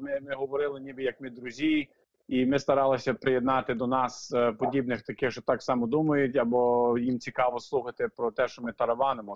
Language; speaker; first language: Ukrainian; early bilingual, heritage; Ukrainian